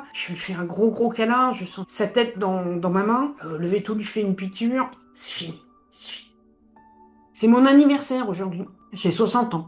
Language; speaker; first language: French; native; French